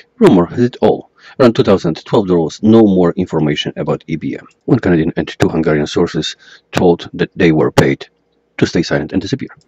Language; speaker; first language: English; non-native, fluent; Polish